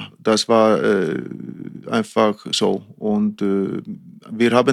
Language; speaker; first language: German; non-native, fluent; Icelandic